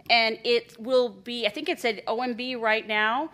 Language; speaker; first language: English; native; English